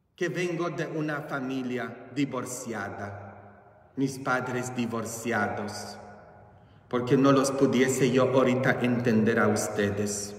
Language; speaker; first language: Spanish; non-native, fluent; Polish